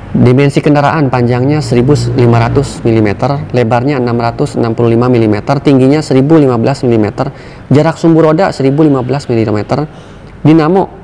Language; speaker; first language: Indonesian; native; Indonesian